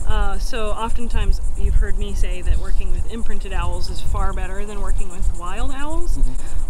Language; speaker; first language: English; native; English